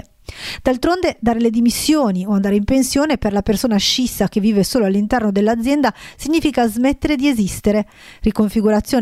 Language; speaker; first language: Italian; native; Italian